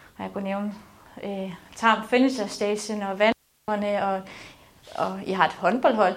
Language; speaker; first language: Danish; native; Danish